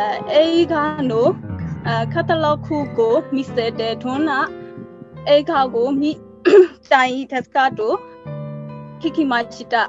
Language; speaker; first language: Japanese; non-native, learner; Burmese